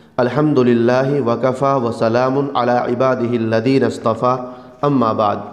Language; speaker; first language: Urdu; native; Urdu